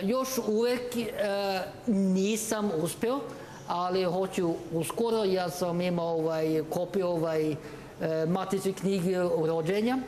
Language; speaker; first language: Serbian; non-native, learner; Norwegian